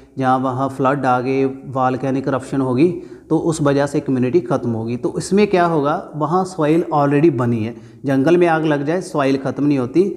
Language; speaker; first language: Hindi; non-native, local second language; Punjabi